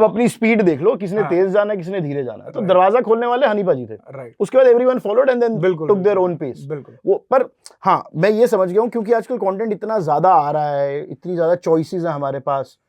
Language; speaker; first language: Hindi; native; Hindi